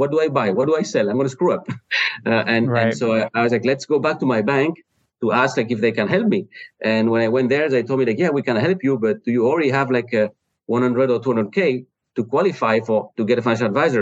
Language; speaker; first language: English; non-native, fluent; French